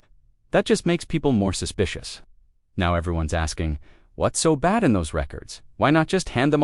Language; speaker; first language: English; native; English